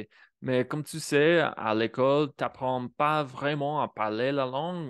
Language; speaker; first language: French; non-native, fluent; English